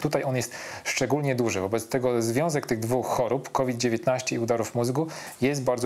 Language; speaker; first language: Polish; native; Polish